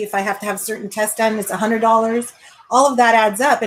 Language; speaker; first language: English; native; English